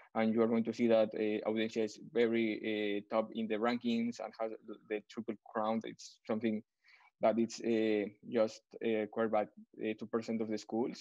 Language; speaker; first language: English; non-native, fluent; Spanish